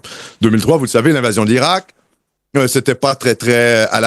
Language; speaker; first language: French; native; French